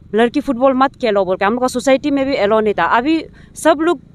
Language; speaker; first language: Hindi; non-native, local second language; Nyishi